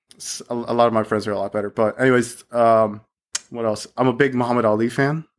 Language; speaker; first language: English; early bilingual, other home language; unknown